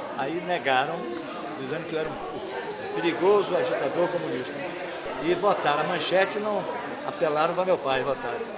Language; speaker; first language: Portuguese; native; Portuguese